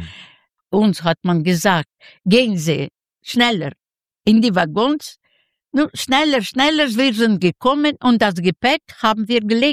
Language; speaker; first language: German; non-native, learner; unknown